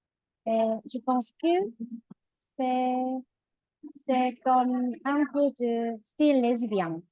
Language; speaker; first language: French; non-native, learner; Korean